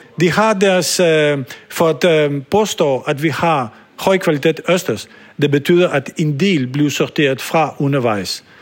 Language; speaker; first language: Danish; non-native, fluent; French